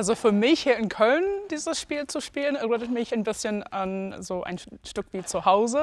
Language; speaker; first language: German; non-native, fluent; English